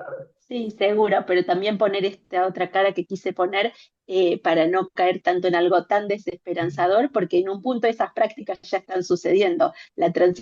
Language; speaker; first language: Spanish; native; Spanish